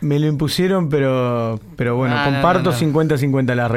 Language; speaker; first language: Spanish; native; Spanish